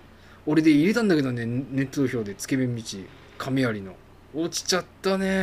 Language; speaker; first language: Japanese; native; Japanese